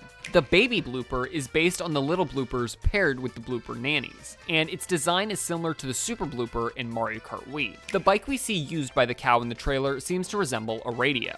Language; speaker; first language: English; native; English